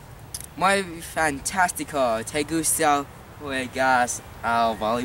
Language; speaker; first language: Spanish; non-native, learner; English